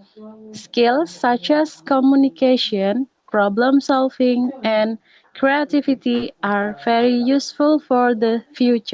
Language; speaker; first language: English; non-native, learner; Indonesian